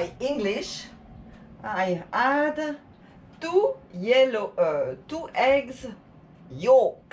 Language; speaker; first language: English; non-native, learner; French